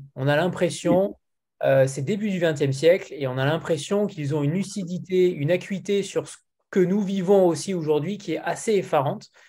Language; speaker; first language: French; native; French